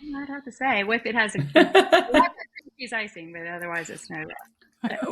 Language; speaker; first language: English; native; English